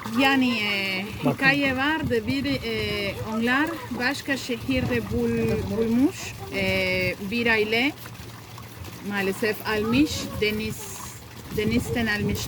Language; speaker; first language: Turkish; non-native, learner; Spanish